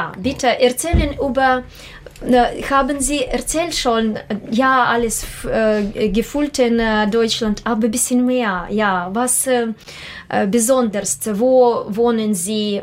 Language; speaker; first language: German; non-native, learner; Russian